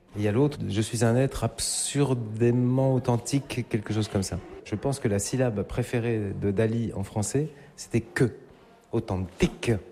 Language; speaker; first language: French; native; French